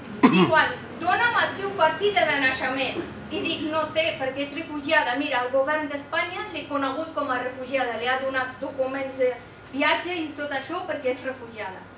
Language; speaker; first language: Catalan; non-native, fluent; Persian